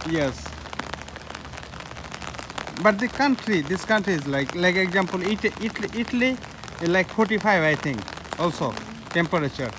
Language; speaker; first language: English; non-native, learner; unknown